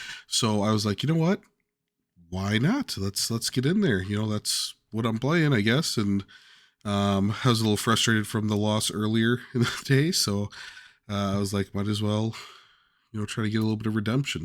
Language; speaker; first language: English; native; English